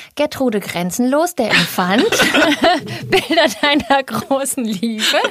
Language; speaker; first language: German; early bilingual, other home language; Russian